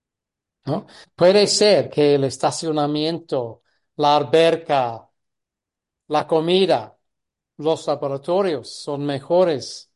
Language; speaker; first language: Spanish; non-native, fluent; English